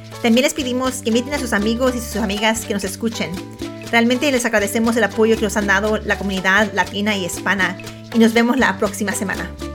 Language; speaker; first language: Spanish; early bilingual, heritage; Spanish